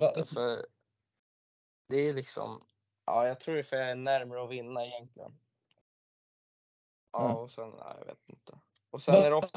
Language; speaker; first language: Swedish; native; Swedish